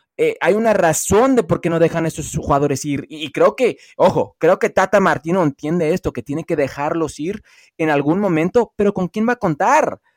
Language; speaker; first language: Spanish; early bilingual, heritage; Spanish